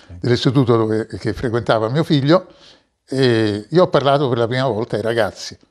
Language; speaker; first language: Italian; native; Italian